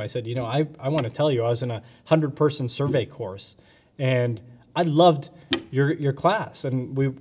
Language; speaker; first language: English; native; English